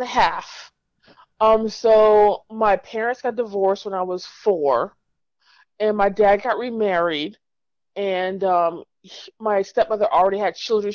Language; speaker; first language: English; native; English